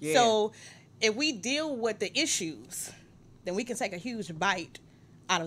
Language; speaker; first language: English; native; English